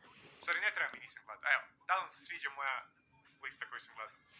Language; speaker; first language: Bosnian; native; Bosnian